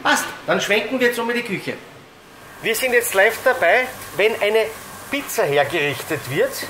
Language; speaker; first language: German; native; German